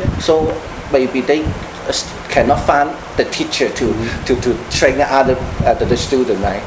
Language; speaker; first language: English; non-native, local second language; Cantonese